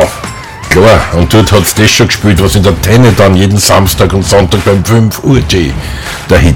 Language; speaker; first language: German; native; German